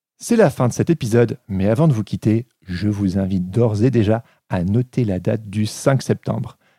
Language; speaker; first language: French; native; French